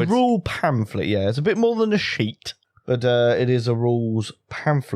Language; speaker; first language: English; native; English